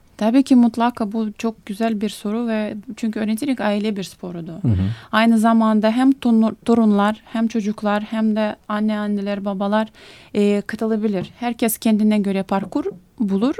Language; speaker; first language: Turkish; non-native, fluent; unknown